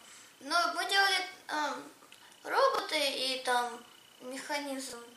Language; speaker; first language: Russian; early bilingual, heritage; Russian